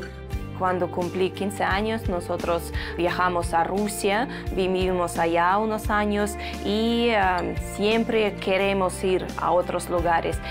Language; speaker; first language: Spanish; non-native, fluent; Russian